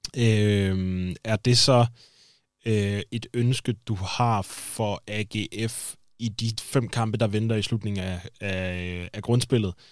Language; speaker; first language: Danish; native; Danish